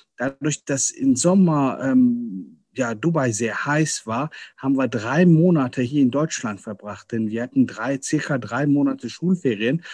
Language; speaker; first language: German; early bilingual, other home language; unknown